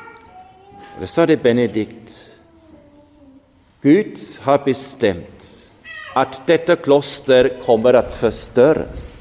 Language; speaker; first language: Swedish; non-native, fluent; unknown